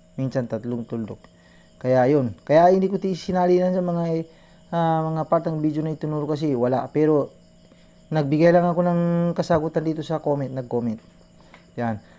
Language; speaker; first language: Filipino; non-native, local second language; Maranao